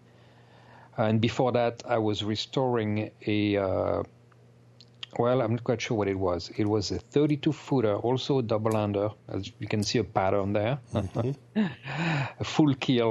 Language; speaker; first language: English; non-native, fluent; French